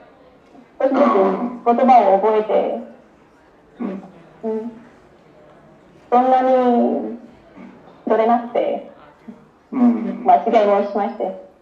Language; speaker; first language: Japanese; non-native, fluent; Romanian